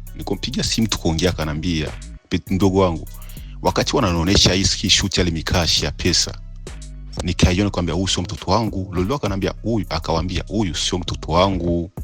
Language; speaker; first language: Swahili; non-native, local second language; Rundi